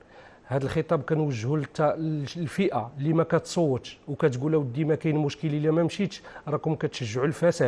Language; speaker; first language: Arabic; native; Arabic